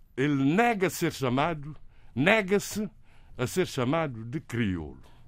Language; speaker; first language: Portuguese; non-native, local second language; Kabuverdianu